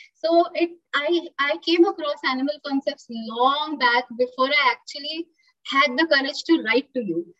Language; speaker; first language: English; non-native, local second language; Marathi